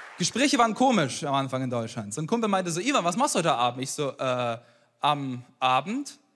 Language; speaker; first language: German; early bilingual, other home language; Ukrainian